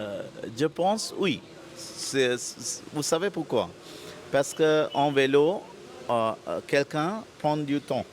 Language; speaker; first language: French; non-native, fluent; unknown